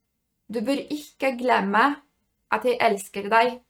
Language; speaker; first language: Norwegian; non-native, fluent; Polish